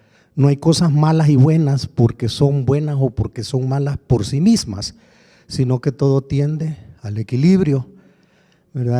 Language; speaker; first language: Spanish; native; Spanish